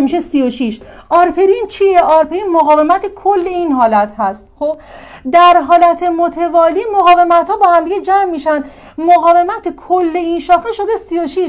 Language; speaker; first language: Persian; native; Persian